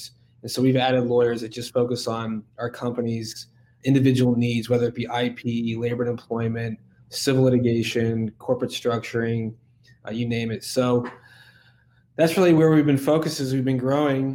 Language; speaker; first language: English; native; English